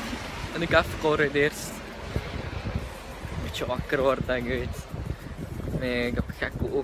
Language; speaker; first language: Dutch; early bilingual, heritage; Turkish